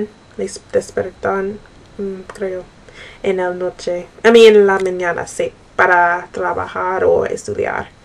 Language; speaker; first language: Spanish; non-native, learner; English